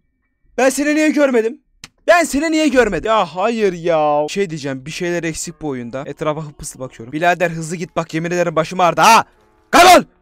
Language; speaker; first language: Turkish; native; Turkish